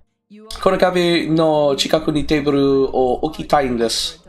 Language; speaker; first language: Japanese; non-native, learner; English